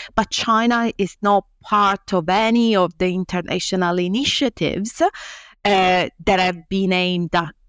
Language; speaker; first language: English; non-native, fluent; Italian